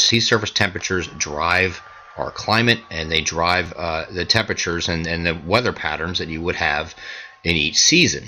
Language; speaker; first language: English; native; English